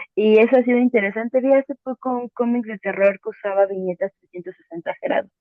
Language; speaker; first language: Spanish; native; Spanish